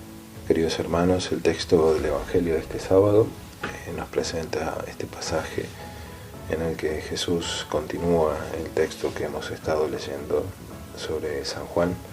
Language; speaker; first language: Spanish; native; Spanish